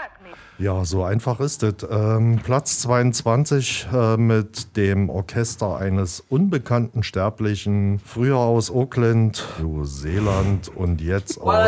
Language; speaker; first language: German; native; German